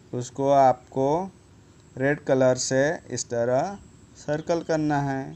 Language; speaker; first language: Hindi; non-native, local second language; Gujarati